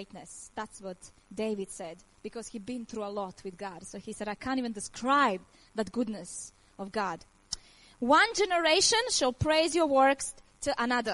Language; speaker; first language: English; non-native, learner; Croatian